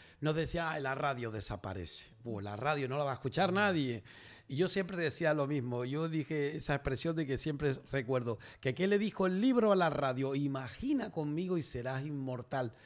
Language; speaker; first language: Spanish; native; Spanish